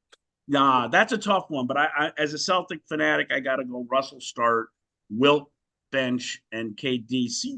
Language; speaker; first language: English; native; English